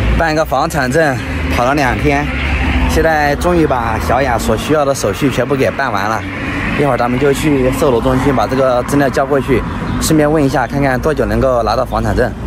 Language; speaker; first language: Chinese; native; Chinese